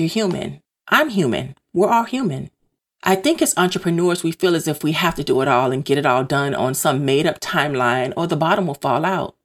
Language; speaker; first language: English; native; English